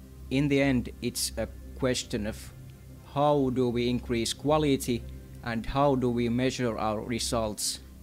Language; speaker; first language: English; non-native, fluent; Finnish